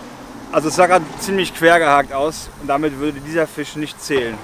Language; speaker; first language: German; native; German